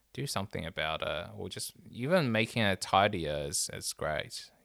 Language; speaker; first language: English; non-native, fluent; Chinese